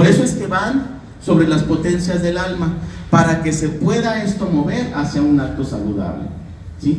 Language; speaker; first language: Spanish; native; Spanish